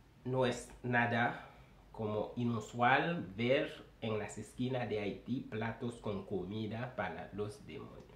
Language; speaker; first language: Spanish; non-native, fluent; Haitian Creole